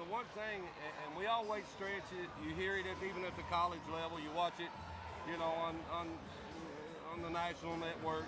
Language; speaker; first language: English; native; English